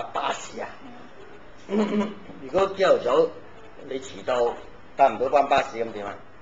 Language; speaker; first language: Cantonese; native; Cantonese